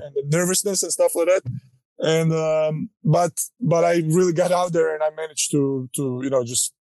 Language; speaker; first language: English; non-native, fluent; Croatian